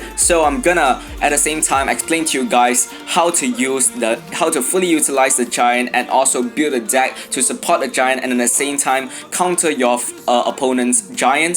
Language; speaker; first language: English; non-native, fluent; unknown